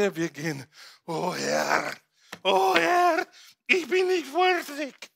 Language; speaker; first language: German; non-native, fluent; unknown